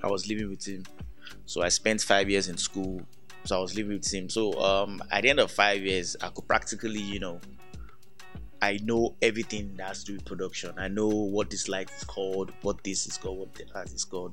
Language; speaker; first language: English; non-native, local second language; Yoruba